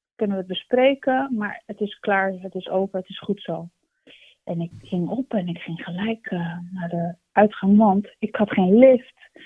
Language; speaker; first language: Dutch; early bilingual, other home language; Turkish